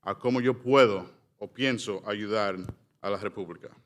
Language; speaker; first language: Spanish; early bilingual, heritage; Spanish